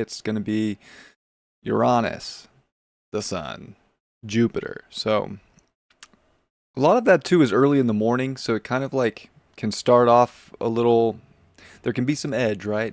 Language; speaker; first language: English; native; English